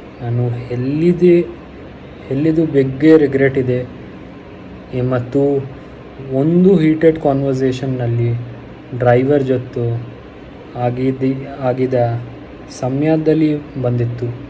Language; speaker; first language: Kannada; non-native, local second language; Hindi